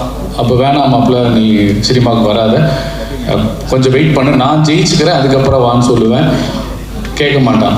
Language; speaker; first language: Tamil; native; Tamil